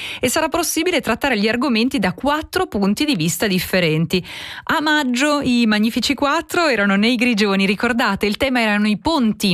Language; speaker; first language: Italian; native; Italian